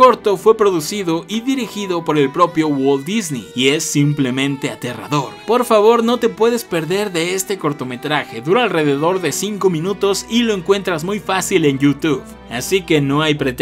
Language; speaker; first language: Spanish; native; Spanish